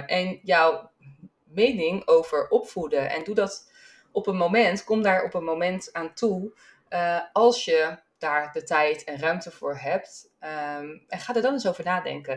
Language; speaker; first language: Dutch; native; Dutch